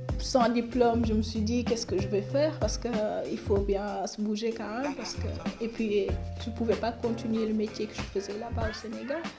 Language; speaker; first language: French; non-native, local second language; Wolof